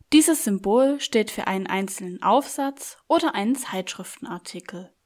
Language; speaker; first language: German; native; German